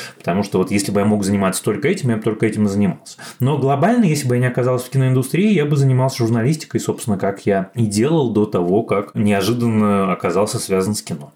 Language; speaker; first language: Russian; native; Russian